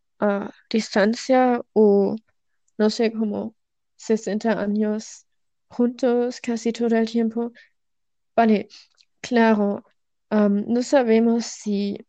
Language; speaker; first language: Spanish; non-native, learner; German